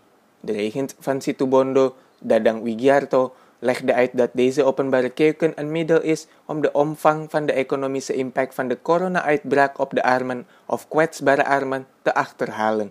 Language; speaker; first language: Dutch; non-native, fluent; Indonesian